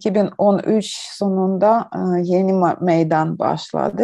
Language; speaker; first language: Turkish; non-native, learner; Ukrainian